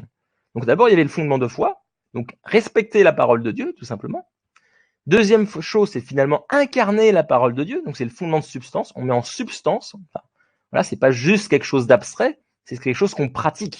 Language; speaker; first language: French; native; French